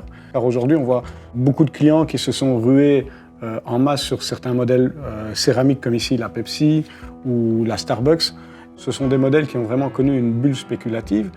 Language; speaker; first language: French; native; French